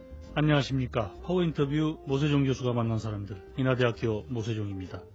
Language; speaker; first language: Korean; native; Korean